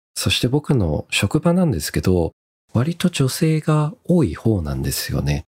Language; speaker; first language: Japanese; early bilingual, heritage; Japanese